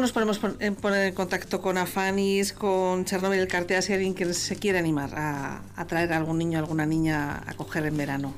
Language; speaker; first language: Spanish; native; Spanish